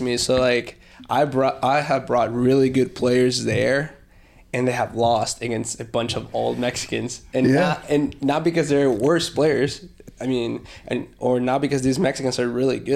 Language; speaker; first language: English; non-native, fluent; Spanish